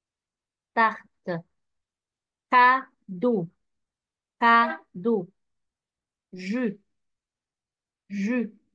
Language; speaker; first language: French; non-native, fluent; Arabic